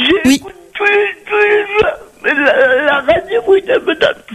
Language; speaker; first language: French; non-native, local second language; Réunion Creole French